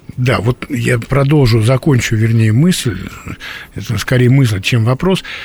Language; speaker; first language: Russian; native; Russian